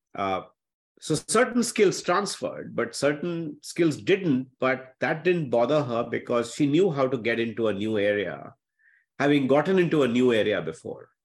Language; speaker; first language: English; non-native, local second language; Hindi